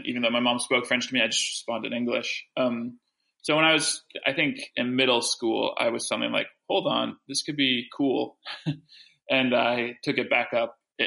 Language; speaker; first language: English; early bilingual, other home language; French